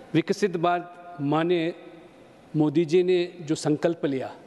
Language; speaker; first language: Hindi; non-native, local second language; Telugu